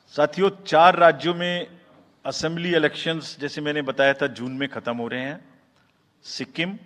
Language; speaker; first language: Hindi; native; Hindi